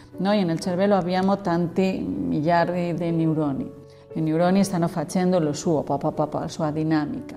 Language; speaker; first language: Italian; non-native, learner; Spanish